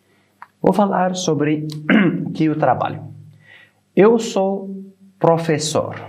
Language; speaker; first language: Portuguese; non-native, fluent; Arabic